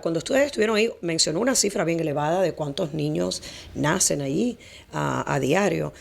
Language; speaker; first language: Spanish; native; Spanish